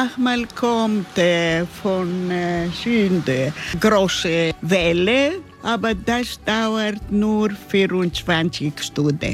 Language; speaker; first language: German; non-native, learner; Greek